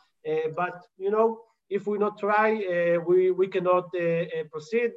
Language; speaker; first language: English; non-native, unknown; Hebrew